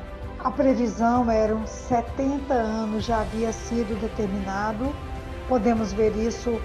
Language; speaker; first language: Portuguese; native; Portuguese